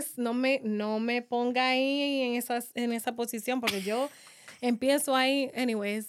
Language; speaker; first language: Spanish; early bilingual, heritage; Spanish